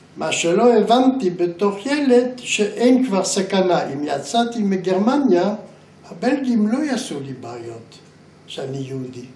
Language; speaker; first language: Hebrew; non-native, fluent; German